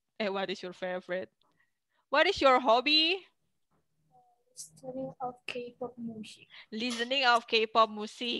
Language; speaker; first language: English; non-native, fluent; Indonesian